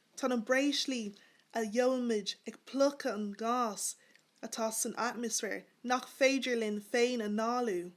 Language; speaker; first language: Irish; native; Irish